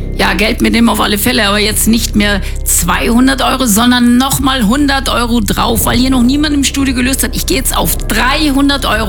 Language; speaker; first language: German; native; German